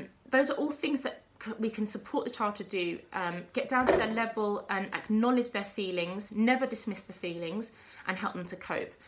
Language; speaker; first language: English; native; English